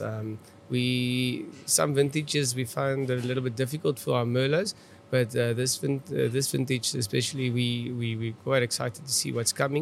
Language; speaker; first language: English; non-native, local second language; Afrikaans